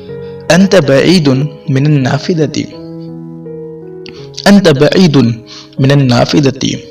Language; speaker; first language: Arabic; non-native, fluent; Urdu